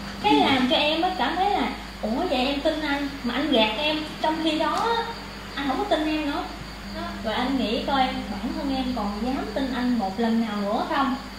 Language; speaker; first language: Vietnamese; native; Vietnamese